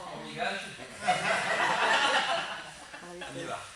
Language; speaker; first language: French; native; French